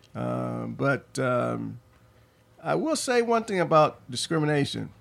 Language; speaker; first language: English; native; English